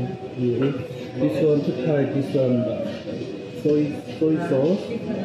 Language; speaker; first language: English; non-native, learner; Korean